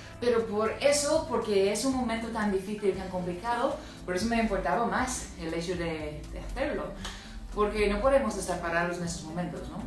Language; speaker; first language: Spanish; non-native, fluent; English